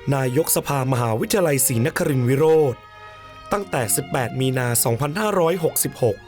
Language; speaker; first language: Thai; native; Thai